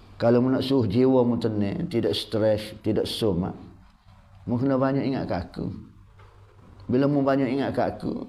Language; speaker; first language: Malay; native; Malay